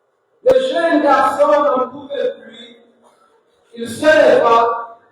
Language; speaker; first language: French; non-native, local second language; Comorian